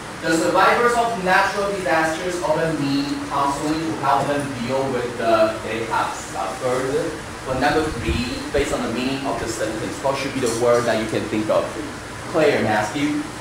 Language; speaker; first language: English; non-native, fluent; Chinese